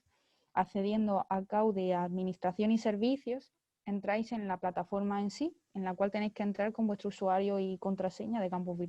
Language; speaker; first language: Spanish; native; Spanish